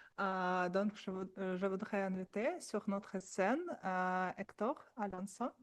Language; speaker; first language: French; non-native, learner; Russian